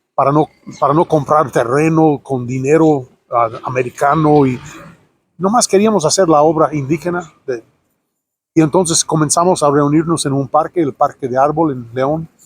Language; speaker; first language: Spanish; non-native, fluent; English